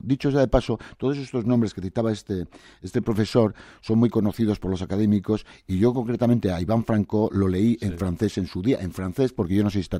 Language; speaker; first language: Spanish; native; Spanish